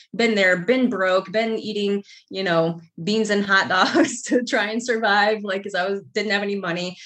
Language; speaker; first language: English; native; English